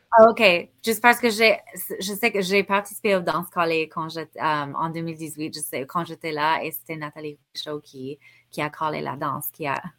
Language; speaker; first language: French; non-native, fluent; English